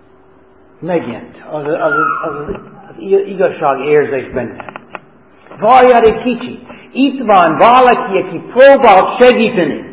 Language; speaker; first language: Hungarian; non-native, learner; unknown